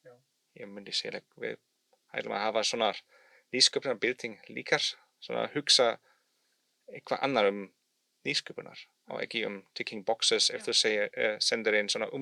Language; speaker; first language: Icelandic; non-native, learner; German